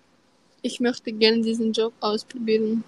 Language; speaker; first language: German; non-native, learner; Russian